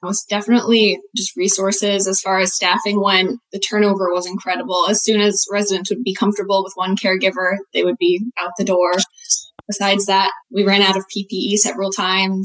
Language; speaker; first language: English; native; English